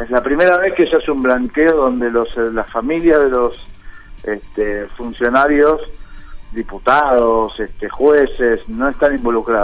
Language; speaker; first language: Spanish; native; Spanish